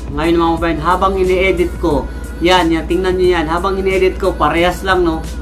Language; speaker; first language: Filipino; native; Filipino